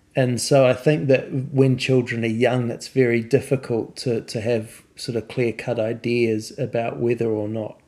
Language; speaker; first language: English; native; English